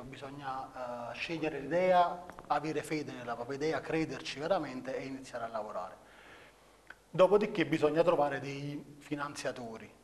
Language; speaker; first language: Italian; native; Italian